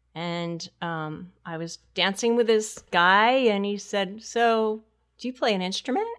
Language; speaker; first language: English; native; English